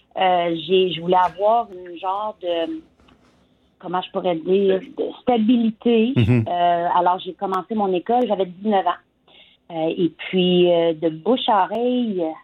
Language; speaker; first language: French; native; French